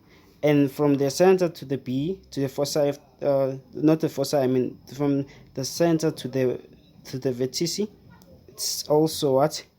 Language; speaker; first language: English; non-native, fluent; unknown